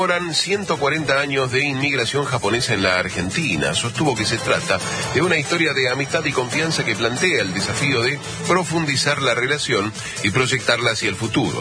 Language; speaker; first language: Spanish; native; Spanish